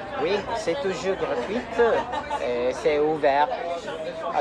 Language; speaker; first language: French; non-native, fluent; Italian